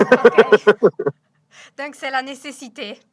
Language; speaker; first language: French; non-native, fluent; Italian